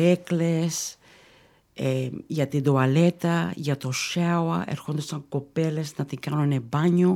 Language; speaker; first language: Greek; early bilingual, heritage; Greek